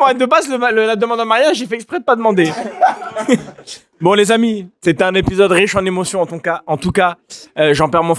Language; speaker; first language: French; native; French